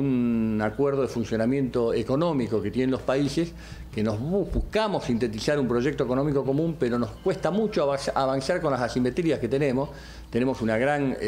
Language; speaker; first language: Spanish; native; Spanish